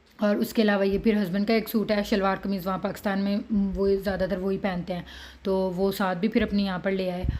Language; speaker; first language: Urdu; native; Urdu